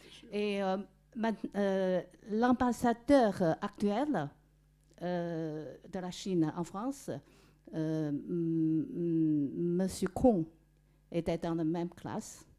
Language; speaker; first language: French; non-native, fluent; Chinese